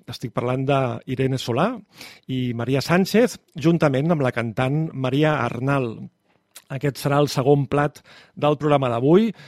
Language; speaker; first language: Catalan; native; Catalan